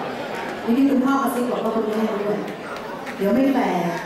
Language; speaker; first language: Thai; native; Thai